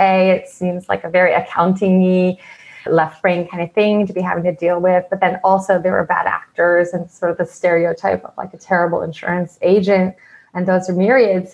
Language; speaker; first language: English; native; English